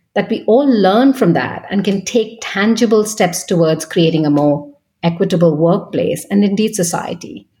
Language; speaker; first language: English; non-native, local second language; Bangla